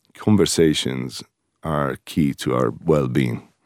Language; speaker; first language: English; non-native, fluent; Italian